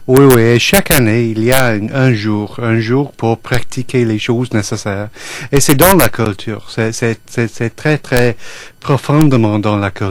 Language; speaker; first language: French; non-native, fluent; English